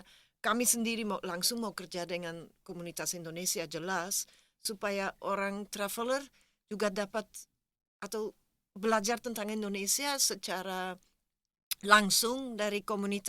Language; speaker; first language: Indonesian; non-native, fluent; Dutch